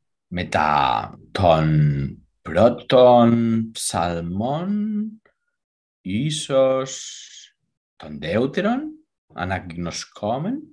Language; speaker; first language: Greek; non-native, fluent; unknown